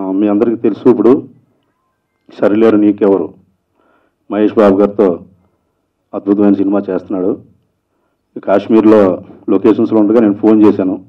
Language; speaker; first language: Telugu; native; Telugu